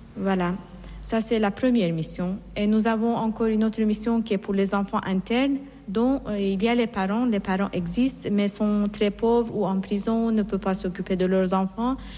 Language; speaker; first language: French; non-native, fluent; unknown